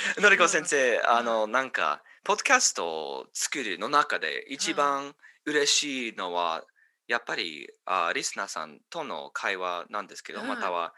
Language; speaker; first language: Japanese; non-native, learner; English